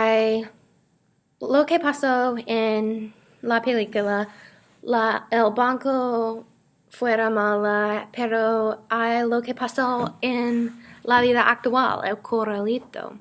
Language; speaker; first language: Spanish; non-native, learner; English